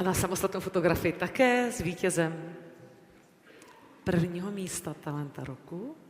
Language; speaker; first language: Czech; native; Czech